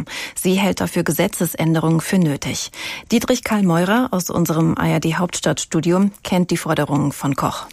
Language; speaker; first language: German; native; German